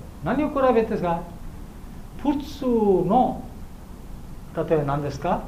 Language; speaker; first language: Japanese; non-native, learner; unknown